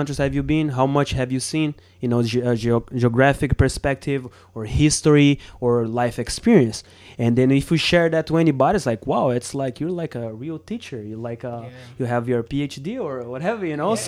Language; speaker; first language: English; non-native, fluent; Portuguese